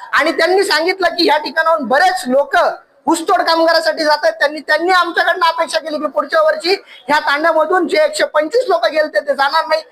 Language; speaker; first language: Marathi; non-native, local second language; Lambadi